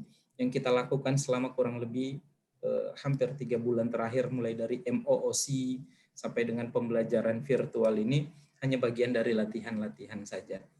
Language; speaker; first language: Indonesian; native; Indonesian